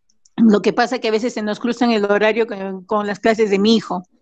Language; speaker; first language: Spanish; native; Spanish